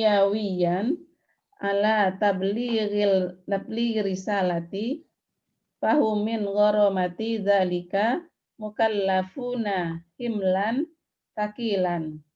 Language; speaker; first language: Arabic; non-native, learner; Indonesian